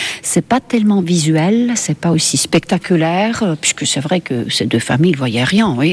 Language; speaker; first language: French; non-native, fluent; Estonian